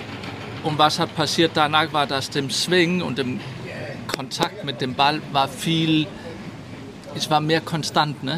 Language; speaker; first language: German; non-native, learner; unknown